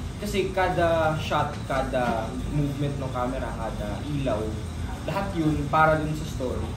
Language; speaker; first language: Filipino; native; Filipino